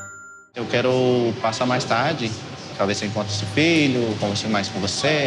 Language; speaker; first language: Portuguese; non-native, learner; English